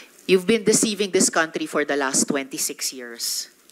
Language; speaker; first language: English; non-native, local second language; Filipino